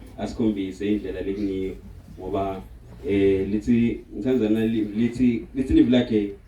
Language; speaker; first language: Zulu; non-native, local second language; Swati